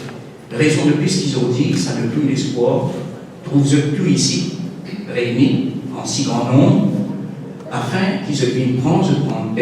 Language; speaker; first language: French; non-native, local second language; Morisyen